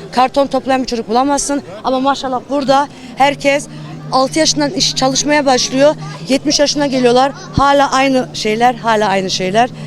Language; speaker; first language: Turkish; early bilingual, heritage; Turkish